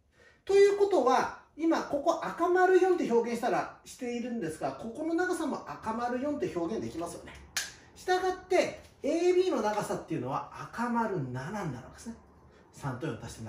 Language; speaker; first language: Japanese; native; Japanese